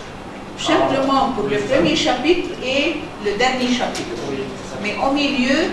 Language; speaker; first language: French; non-native, fluent; Arabic